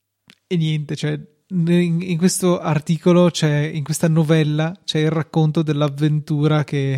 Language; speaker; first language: Italian; native; Italian